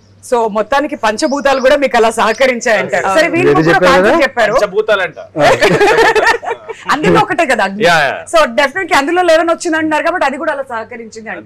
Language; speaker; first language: Telugu; native; Telugu